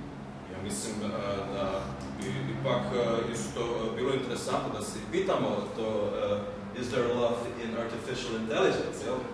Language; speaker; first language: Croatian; early bilingual, heritage; German